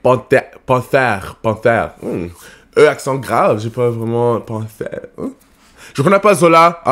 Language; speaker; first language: French; non-native, learner; English